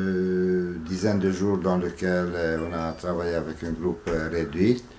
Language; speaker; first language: French; non-native, fluent; Hungarian